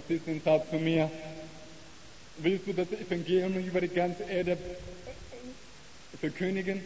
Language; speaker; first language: German; non-native, learner; Chinese